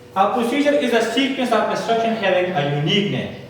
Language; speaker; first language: English; non-native, local second language; Urdu